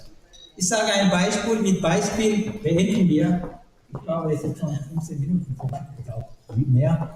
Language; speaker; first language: German; non-native, learner; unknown